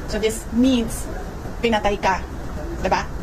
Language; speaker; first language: Filipino; non-native, local second language; Cebuano